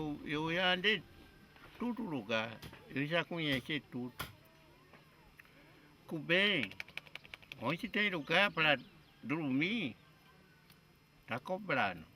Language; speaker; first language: Portuguese; non-native, local second language; Kayapó